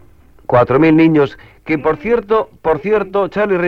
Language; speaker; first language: Spanish; native; Spanish